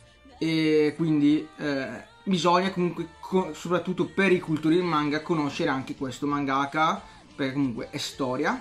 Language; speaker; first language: Italian; native; Italian